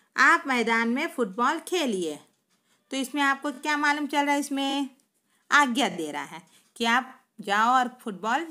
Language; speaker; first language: Hindi; non-native, local second language; Telugu